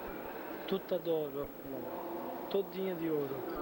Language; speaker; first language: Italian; non-native, learner; Portuguese